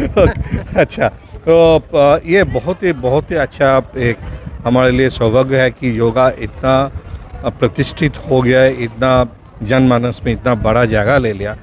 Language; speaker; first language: Hindi; non-native, local second language; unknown